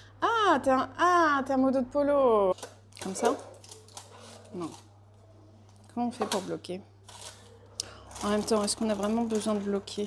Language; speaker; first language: French; native; French